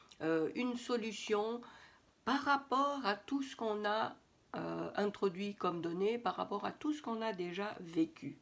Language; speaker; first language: French; native; French